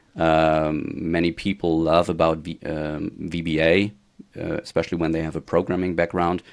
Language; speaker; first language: English; non-native, fluent; German